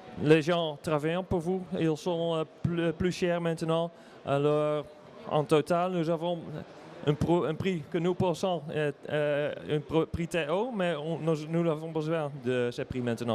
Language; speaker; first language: French; non-native, learner; Dutch